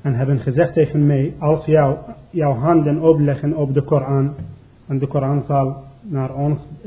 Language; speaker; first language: Dutch; non-native, learner; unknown